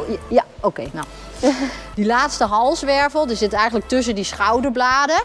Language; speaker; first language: Dutch; native; Dutch